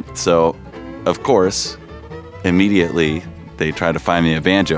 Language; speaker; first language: English; native; English